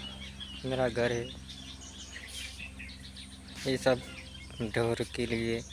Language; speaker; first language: Hindi; non-native, local second language; Gujarati